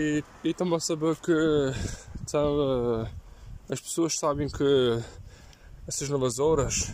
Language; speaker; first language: Portuguese; early bilingual, heritage; Portuguese